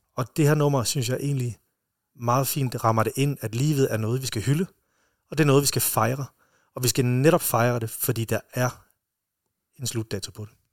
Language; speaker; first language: Danish; early bilingual, heritage; Danish